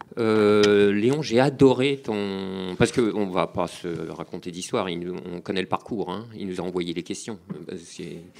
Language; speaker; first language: French; native; French